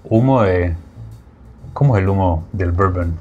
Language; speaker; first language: Spanish; native; Spanish